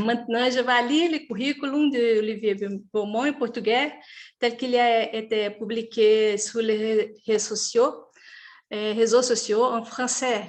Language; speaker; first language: French; non-native, learner; Portuguese